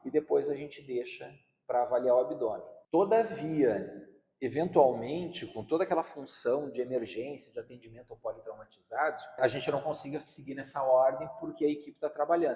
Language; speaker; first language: Portuguese; native; Portuguese